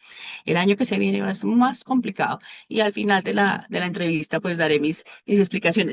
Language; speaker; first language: Spanish; native; Spanish